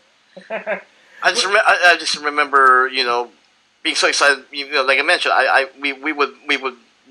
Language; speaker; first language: English; non-native, local second language; Filipino